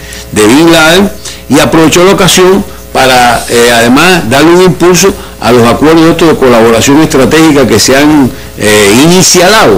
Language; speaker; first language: Spanish; native; Spanish